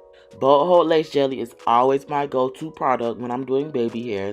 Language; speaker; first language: English; native; English